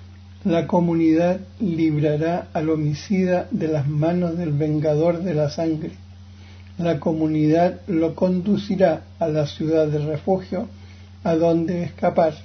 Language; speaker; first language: Spanish; native; Spanish